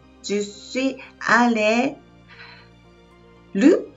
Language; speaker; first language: Japanese; non-native, learner; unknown